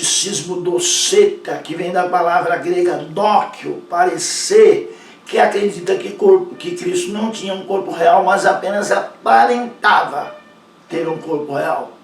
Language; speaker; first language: Portuguese; native; Portuguese